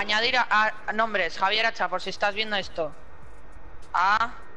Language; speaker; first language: Spanish; early bilingual, heritage; Spanish